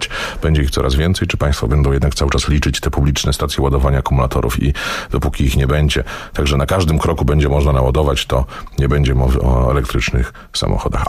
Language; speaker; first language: Polish; native; Polish